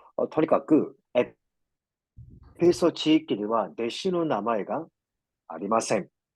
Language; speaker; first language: Japanese; non-native, fluent; Korean